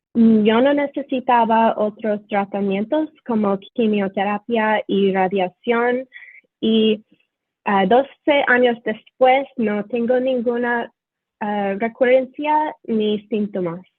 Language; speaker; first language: Spanish; non-native, fluent; English